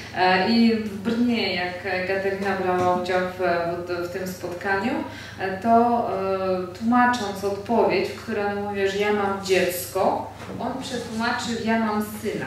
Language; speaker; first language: Polish; non-native, fluent; Georgian